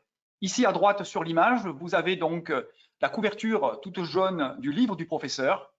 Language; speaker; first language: French; native; French